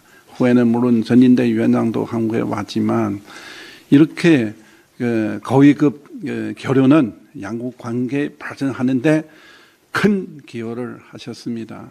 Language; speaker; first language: Korean; non-native, fluent; Chinese